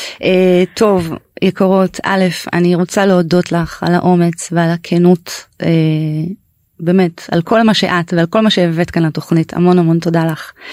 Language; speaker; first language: Hebrew; native; Hebrew